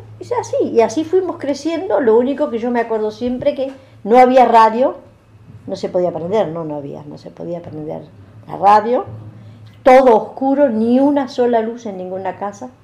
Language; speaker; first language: Spanish; early bilingual, other home language; German